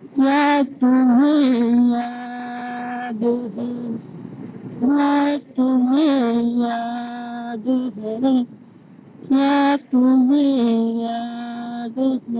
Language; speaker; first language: Hindi; non-native, local second language; Marathi